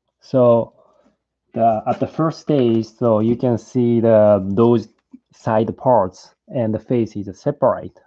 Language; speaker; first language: English; non-native, learner; Japanese